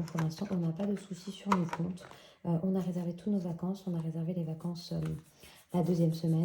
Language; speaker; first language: French; native; French